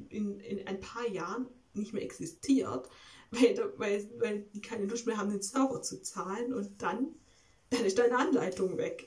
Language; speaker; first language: German; native; German